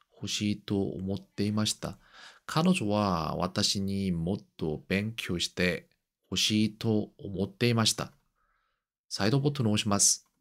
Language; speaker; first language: Japanese; non-native, learner; Korean